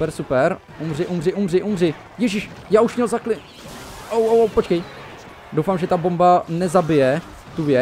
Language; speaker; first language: Czech; native; Czech